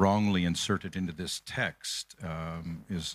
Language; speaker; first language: English; native; English